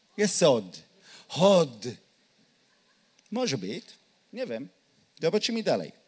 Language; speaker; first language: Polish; non-native, learner; Hebrew